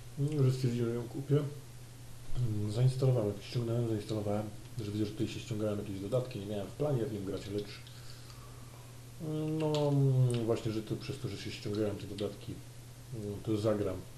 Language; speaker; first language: Polish; native; Polish